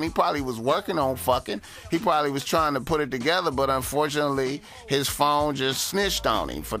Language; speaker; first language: English; native; English